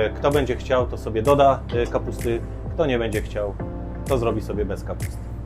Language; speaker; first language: Polish; native; Polish